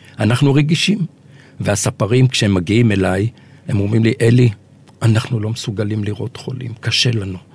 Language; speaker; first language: Hebrew; early bilingual, other home language; Arabic